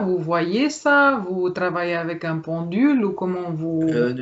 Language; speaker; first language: French; non-native, fluent; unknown